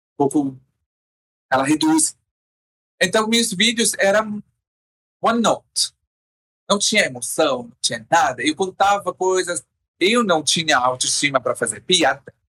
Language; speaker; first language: Portuguese; non-native, fluent; Arabic